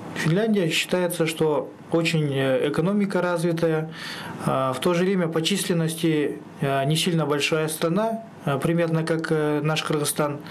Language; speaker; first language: Russian; non-native, local second language; Kyrgyz